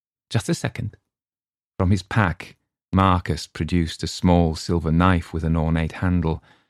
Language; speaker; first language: English; native; English